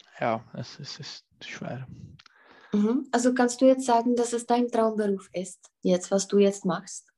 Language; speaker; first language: German; non-native, fluent; Czech